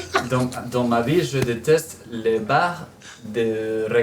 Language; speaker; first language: French; non-native, learner; Spanish